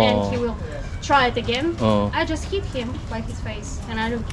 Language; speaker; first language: English; non-native, learner; Russian